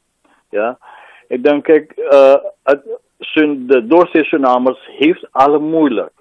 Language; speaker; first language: Dutch; non-native, local second language; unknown